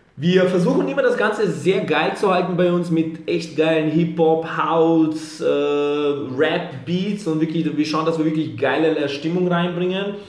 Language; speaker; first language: German; early bilingual, other home language; Serbian